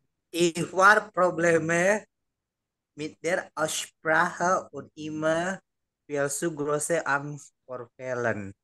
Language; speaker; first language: German; non-native, learner; Indonesian